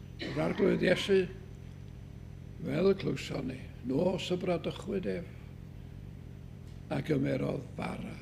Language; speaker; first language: Welsh; native; Welsh